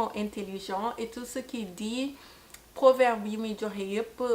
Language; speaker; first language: French; non-native, local second language; Wolof